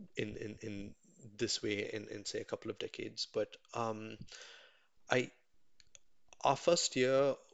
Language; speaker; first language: English; non-native, local second language; Tamil